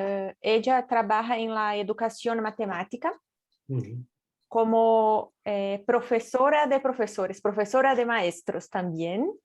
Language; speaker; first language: Spanish; non-native, fluent; Portuguese